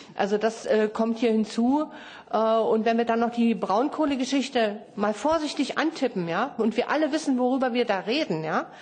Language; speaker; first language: German; native; German